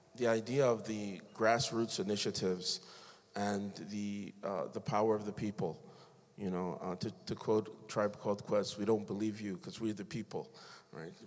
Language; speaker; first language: English; native; English